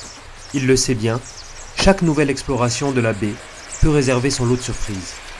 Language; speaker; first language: French; native; French